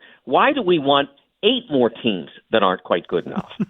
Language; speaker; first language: English; native; English